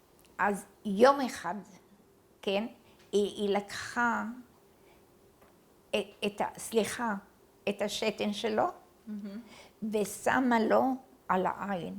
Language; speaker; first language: Hebrew; early bilingual, other home language; Arabic